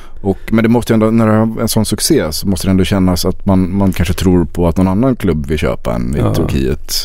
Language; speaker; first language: Swedish; native; Swedish